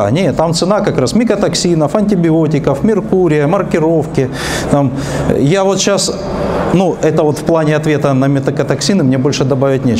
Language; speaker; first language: Russian; native; Russian